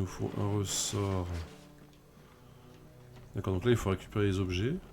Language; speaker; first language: French; native; French